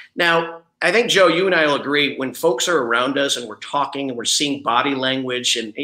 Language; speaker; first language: English; native; English